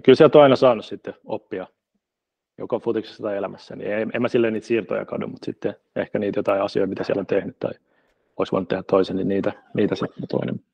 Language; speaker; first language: Finnish; native; Finnish